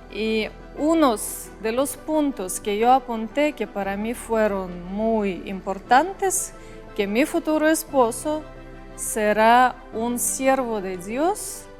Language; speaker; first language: Spanish; non-native, fluent; Russian